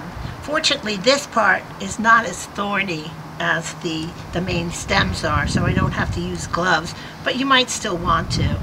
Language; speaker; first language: English; native; English